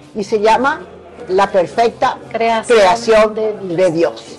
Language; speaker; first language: Spanish; native; Spanish